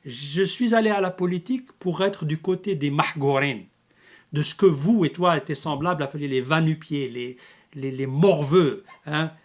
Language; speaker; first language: French; non-native, local second language; Arabic